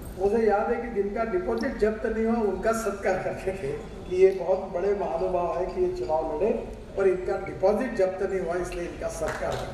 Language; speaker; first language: Hindi; non-native, local second language; Marathi